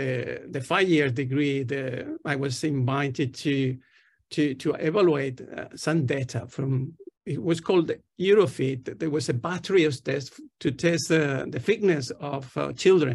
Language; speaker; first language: English; non-native, fluent; Spanish